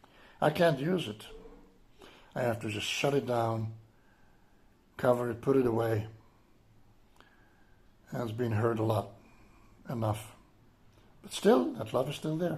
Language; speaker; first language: English; non-native, fluent; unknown